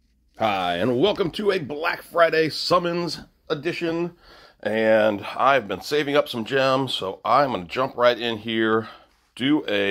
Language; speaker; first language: English; native; English